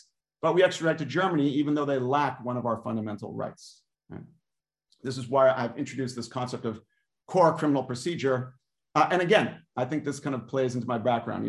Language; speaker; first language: English; native; English